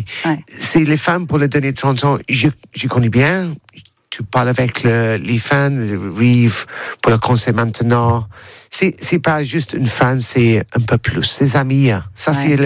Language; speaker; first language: French; non-native, learner; English